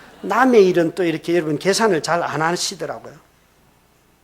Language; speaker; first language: Korean; native; Korean